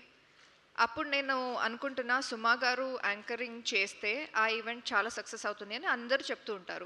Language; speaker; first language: Telugu; non-native, local second language; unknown